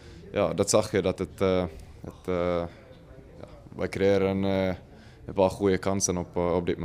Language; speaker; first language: Dutch; non-native, fluent; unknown